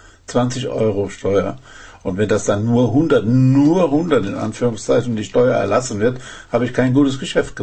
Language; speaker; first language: German; native; German